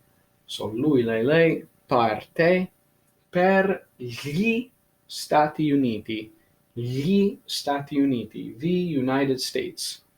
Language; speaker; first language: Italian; non-native, fluent; English